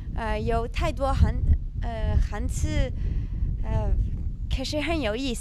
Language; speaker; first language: Chinese; non-native, learner; French